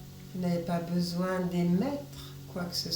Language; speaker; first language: French; native; French